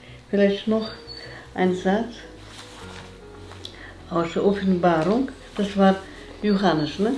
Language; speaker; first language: German; non-native, fluent; Russian